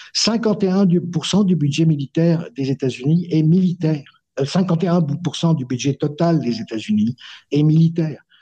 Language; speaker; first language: French; non-native, local second language; Arabic